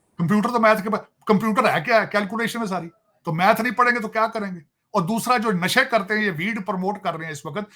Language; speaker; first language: Urdu; non-native, local second language; Punjabi